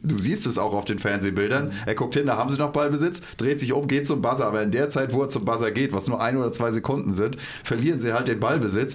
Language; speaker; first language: German; native; German